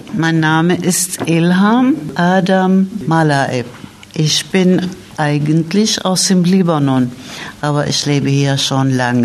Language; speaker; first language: German; non-native, fluent; Arabic